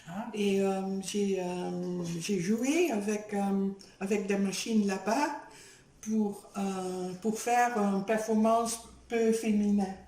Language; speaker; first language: French; non-native, fluent; Dutch